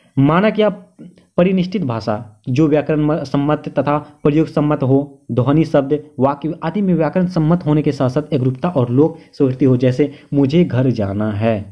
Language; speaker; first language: Hindi; native; Hindi